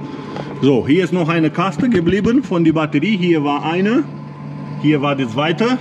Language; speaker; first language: German; non-native, learner; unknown